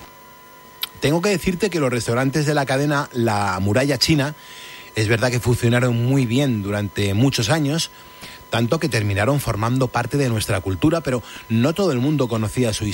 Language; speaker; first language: Spanish; native; Spanish